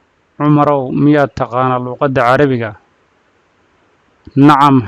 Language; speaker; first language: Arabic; non-native, fluent; Somali